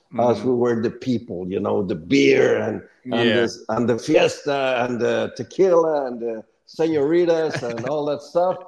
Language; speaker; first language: English; non-native, fluent; Spanish